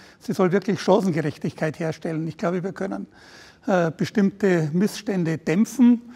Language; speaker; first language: German; native; German